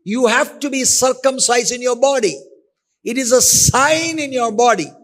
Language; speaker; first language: English; non-native, local second language; Malayalam